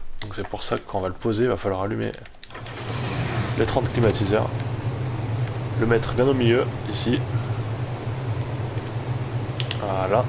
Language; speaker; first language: French; native; French